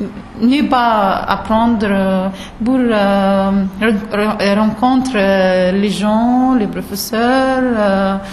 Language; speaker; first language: French; non-native, learner; Arabic